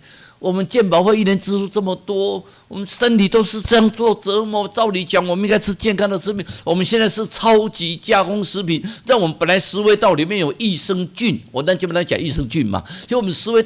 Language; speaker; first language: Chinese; non-native, local second language; Min Nan Chinese